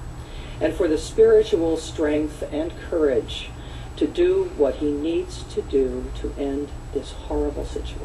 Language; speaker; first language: English; native; English